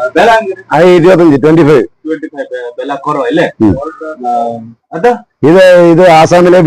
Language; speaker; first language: Malayalam; non-native, learner; Assamese